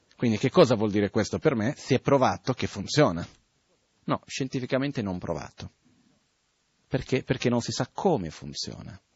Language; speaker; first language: Italian; non-native, fluent; Portuguese